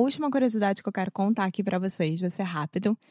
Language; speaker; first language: Portuguese; non-native, fluent; English